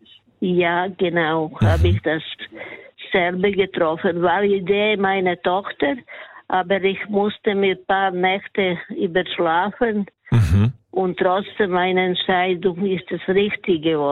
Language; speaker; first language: German; non-native, fluent; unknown